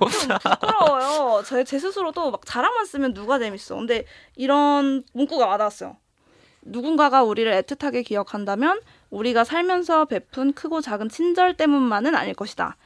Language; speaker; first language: Korean; native; Korean